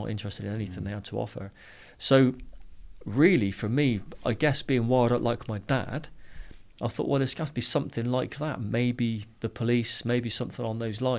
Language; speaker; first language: English; native; English